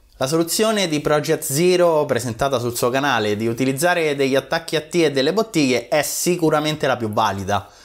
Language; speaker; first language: Italian; native; Italian